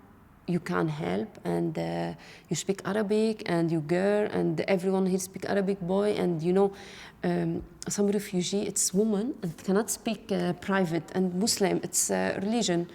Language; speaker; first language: English; non-native, learner; Arabic